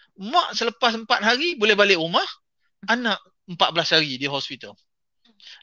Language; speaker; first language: Malay; native; Malay